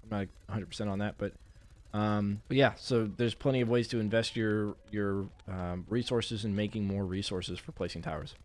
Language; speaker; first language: English; native; English